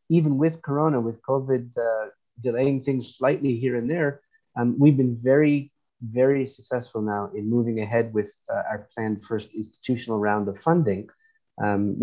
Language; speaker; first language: English; native; English